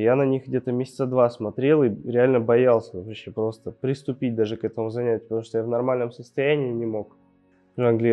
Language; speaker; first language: Russian; native; Russian